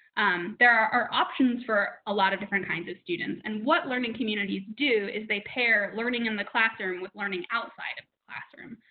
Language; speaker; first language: English; native; English